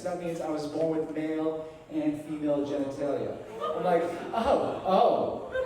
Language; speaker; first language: English; native; English